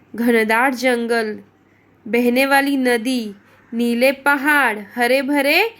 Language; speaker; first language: Hindi; non-native, local second language; Marathi